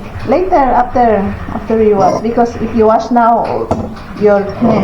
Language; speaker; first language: English; non-native, local second language; Filipino